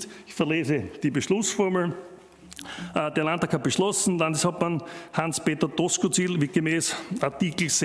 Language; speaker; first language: German; native; German